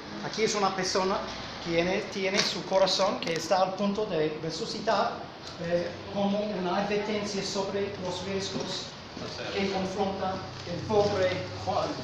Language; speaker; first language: Spanish; non-native, fluent; English